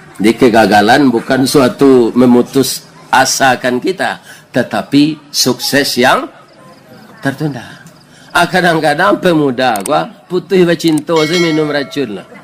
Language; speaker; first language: Malay; non-native, local second language; Minangkabau